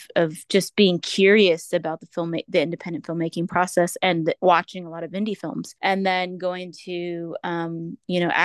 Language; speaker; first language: English; native; English